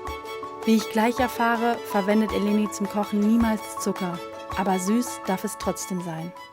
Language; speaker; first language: German; native; German